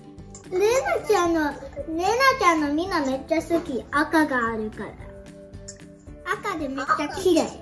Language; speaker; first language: Japanese; early bilingual, heritage; Japanese